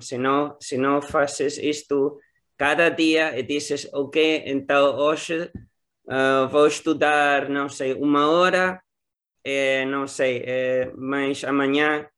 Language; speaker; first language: Portuguese; non-native, learner; Spanish